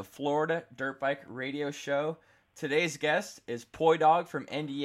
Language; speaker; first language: English; native; English